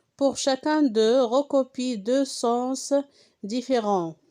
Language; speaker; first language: French; non-native, local second language; Arabic